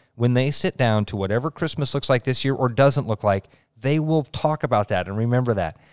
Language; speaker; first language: English; native; English